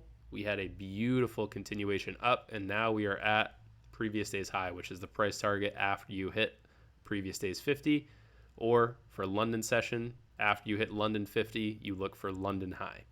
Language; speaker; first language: English; native; English